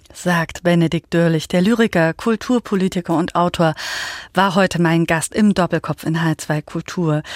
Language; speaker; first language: German; native; German